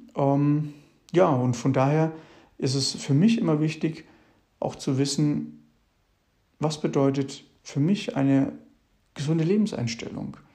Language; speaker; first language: German; early bilingual, other home language; Italian